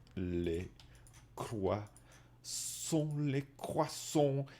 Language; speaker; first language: French; non-native, learner; English